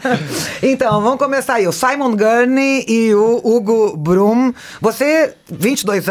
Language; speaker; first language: Portuguese; native; Portuguese